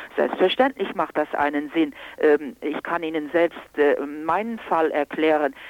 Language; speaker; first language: German; non-native, local second language; Luxembourgish